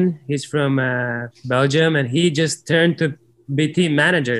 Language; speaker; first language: English; non-native, fluent; Latvian